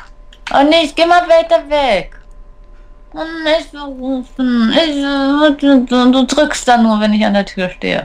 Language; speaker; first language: German; native; German